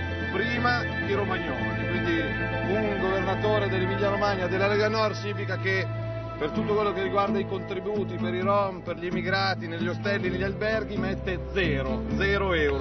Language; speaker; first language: Italian; native; Italian